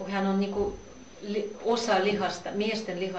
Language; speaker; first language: Finnish; non-native, learner; Russian